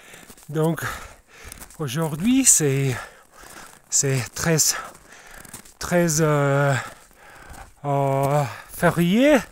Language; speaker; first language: French; non-native, learner; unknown